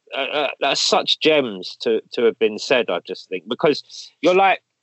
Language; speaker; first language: English; native; English